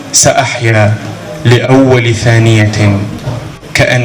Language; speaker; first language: Arabic; native; Arabic